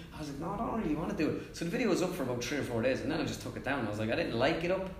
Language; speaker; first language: English; native; English